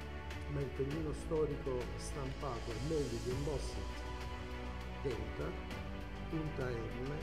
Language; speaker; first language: Italian; native; Italian